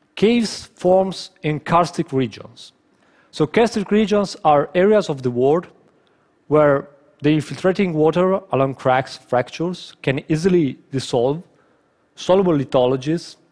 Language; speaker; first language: English; non-native, fluent; Italian